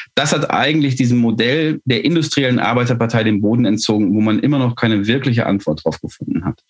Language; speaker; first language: German; native; German